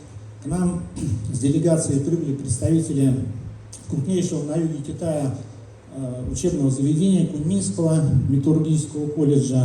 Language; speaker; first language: Russian; native; Russian